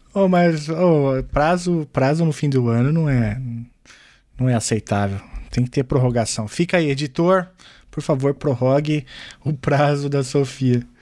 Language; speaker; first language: Portuguese; native; Portuguese